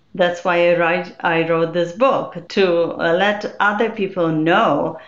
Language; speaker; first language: English; non-native, fluent; Polish